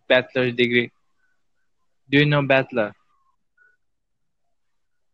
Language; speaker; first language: English; non-native, local second language; Nepali